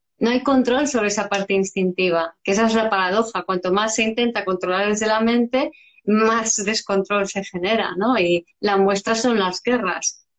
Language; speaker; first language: Spanish; native; Spanish